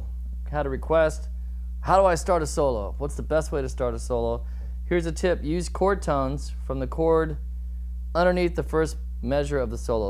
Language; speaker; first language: English; native; English